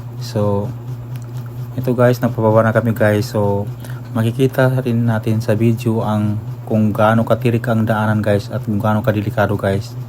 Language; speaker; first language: Filipino; non-native, local second language; Cebuano